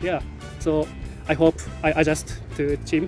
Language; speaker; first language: English; non-native, learner; Japanese